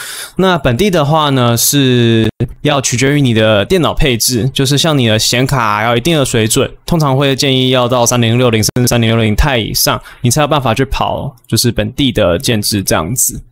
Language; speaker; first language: Chinese; native; Chinese